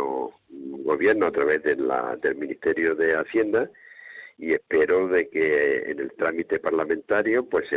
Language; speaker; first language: Spanish; native; Spanish